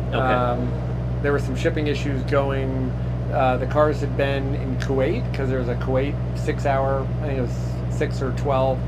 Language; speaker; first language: English; native; English